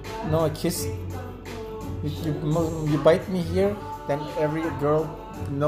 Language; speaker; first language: English; non-native, fluent; Dutch